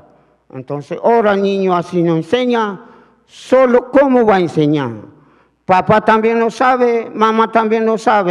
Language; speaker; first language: Spanish; non-native, learner; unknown